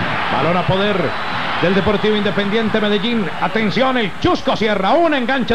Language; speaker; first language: Spanish; native; Spanish